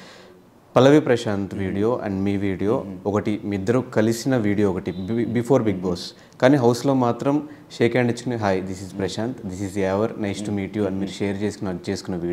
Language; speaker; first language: Telugu; native; Telugu